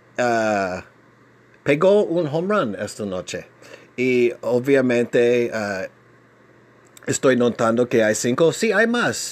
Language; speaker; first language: Spanish; non-native, learner; English